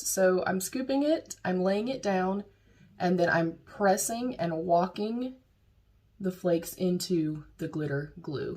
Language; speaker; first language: English; native; English